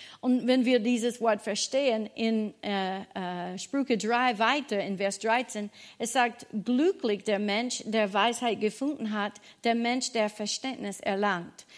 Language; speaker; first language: German; non-native, fluent; English